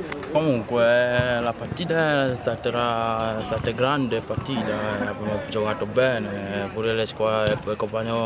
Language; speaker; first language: Italian; non-native, learner; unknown